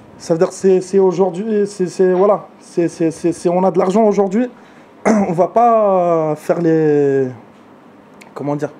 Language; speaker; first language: French; early bilingual, other home language; Arabic